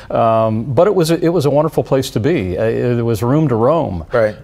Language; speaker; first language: English; native; English